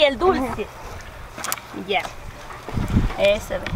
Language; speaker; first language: Spanish; native; Spanish